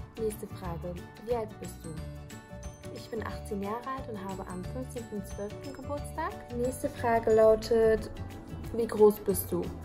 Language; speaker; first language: German; early bilingual, other home language; Polish